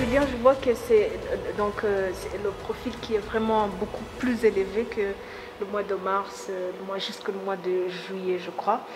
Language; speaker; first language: French; non-native, local second language; Kinyarwanda